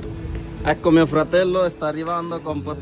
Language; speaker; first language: Italian; non-native, learner; Bangla